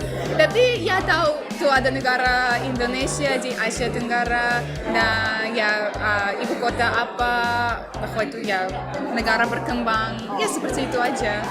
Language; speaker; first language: Indonesian; non-native, fluent; Russian